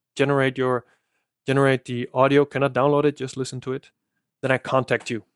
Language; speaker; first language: English; non-native, fluent; Dutch